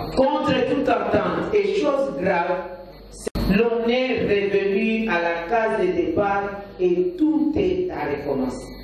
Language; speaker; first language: French; non-native, local second language; Lingala